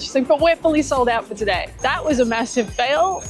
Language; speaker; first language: English; native; English